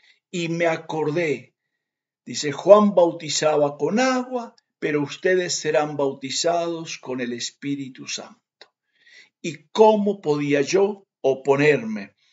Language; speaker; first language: Spanish; native; Spanish